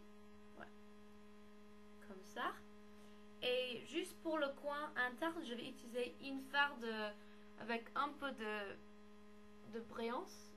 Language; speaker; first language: French; non-native, learner; English